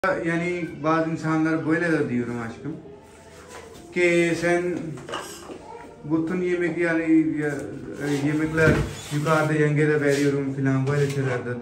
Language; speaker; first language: Turkish; non-native, learner; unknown